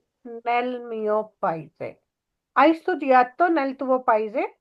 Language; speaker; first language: Italian; non-native, fluent; Urdu